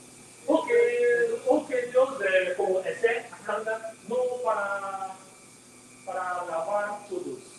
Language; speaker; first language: Spanish; non-native, learner; Igbo